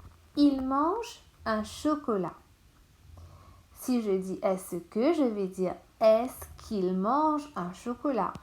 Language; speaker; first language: French; non-native, local second language; Morisyen